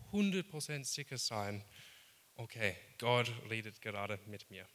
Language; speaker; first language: German; non-native, fluent; English